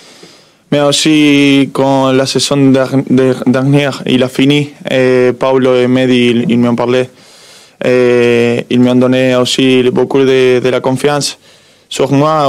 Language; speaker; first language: French; non-native, fluent; Spanish